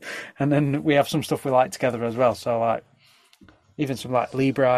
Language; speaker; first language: English; native; English